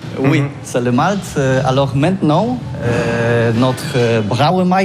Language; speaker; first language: French; non-native, learner; Polish